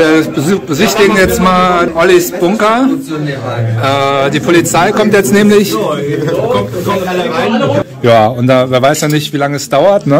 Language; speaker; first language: German; native; German